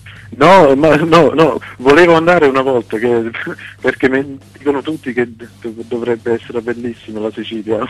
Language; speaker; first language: Italian; non-native, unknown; Swiss German